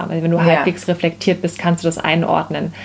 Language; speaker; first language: German; native; German